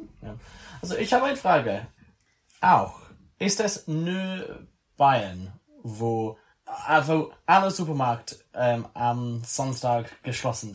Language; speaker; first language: German; non-native, learner; English